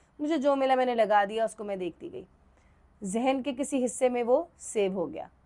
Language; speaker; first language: Urdu; native; Urdu